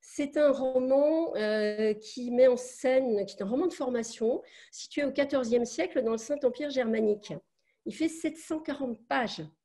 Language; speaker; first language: French; native; French